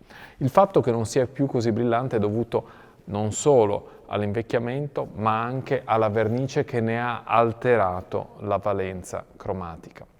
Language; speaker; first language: Italian; native; Italian